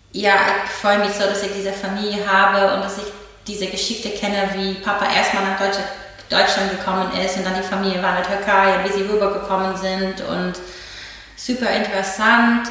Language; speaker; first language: German; non-native, fluent; English